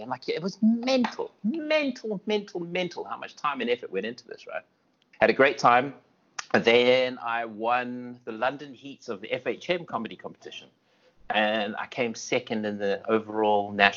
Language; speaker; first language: English; native; English